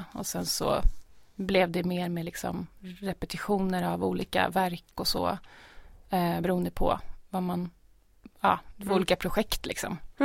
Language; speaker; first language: Swedish; native; Swedish